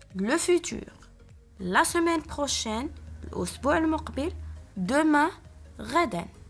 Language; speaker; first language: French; non-native, local second language; Arabic